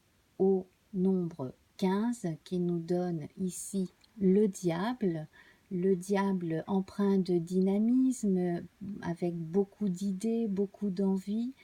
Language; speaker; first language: French; native; French